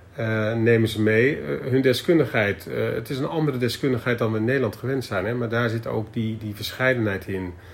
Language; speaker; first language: Dutch; native; Dutch